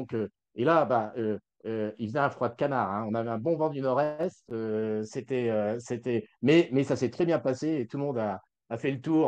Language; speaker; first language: French; native; French